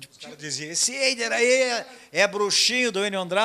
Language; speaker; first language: Portuguese; native; Portuguese